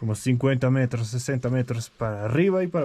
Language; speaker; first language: Spanish; non-native, learner; Danish